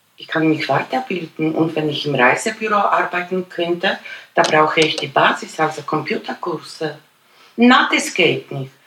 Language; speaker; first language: German; non-native, fluent; Polish